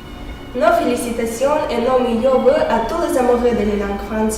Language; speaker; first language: French; non-native, learner; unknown